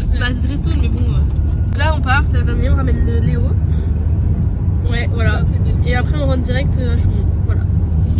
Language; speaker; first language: French; native; French